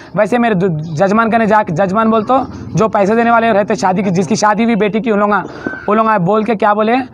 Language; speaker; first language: Hindi; non-native, local second language; Urdu